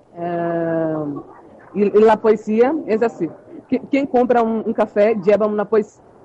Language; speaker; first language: Spanish; non-native, learner; Portuguese